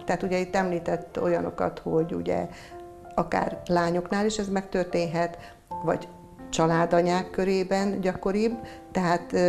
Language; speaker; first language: Hungarian; native; Hungarian